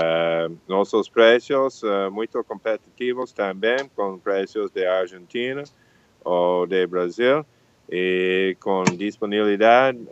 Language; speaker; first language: Portuguese; non-native, fluent; English